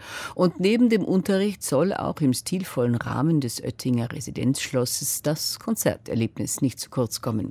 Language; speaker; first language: German; native; German